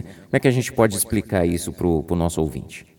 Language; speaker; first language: Portuguese; native; Portuguese